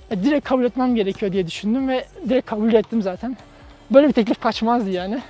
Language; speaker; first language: Turkish; native; Turkish